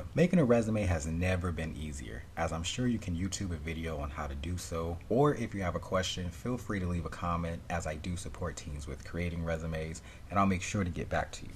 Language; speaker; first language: English; native; English